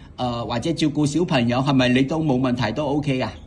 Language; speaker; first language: Cantonese; native; Cantonese